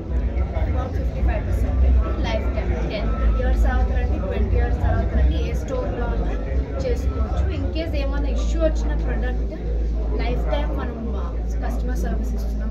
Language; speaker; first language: Telugu; native; Telugu